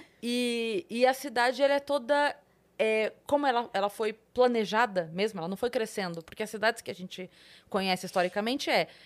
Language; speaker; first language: Portuguese; native; Portuguese